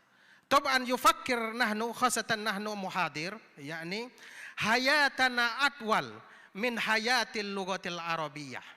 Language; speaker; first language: Arabic; non-native, fluent; Indonesian